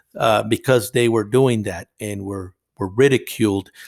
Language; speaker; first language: English; non-native, fluent; Spanish